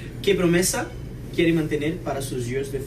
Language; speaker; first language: Spanish; non-native, fluent; Portuguese